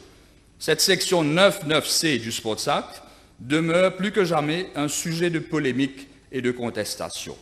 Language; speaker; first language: French; non-native, local second language; Morisyen